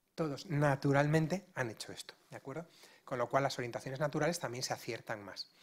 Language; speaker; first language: Spanish; non-native, local second language; Galician